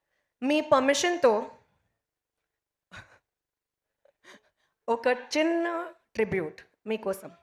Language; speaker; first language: Telugu; non-native, learner; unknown